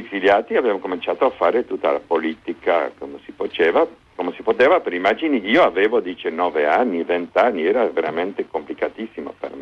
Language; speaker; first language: Italian; non-native, fluent; Spanish